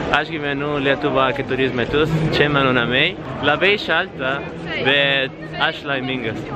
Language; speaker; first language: Lithuanian; non-native, learner; Spanish